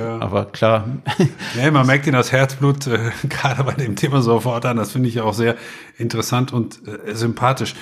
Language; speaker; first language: German; native; German